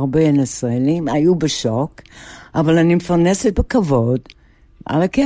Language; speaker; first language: Hebrew; non-native, fluent; English